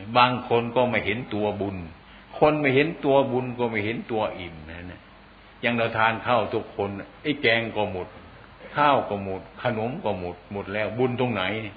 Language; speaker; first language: Thai; non-native, local second language; Northeastern Thai